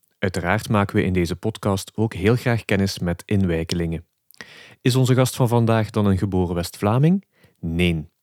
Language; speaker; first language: Dutch; native; Dutch